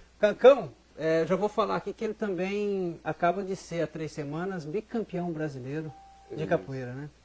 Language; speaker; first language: Portuguese; native; Portuguese